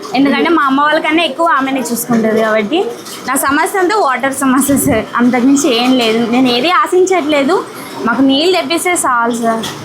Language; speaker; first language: Telugu; native; Telugu